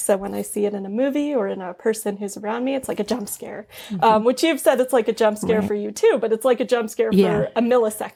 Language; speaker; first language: English; native; English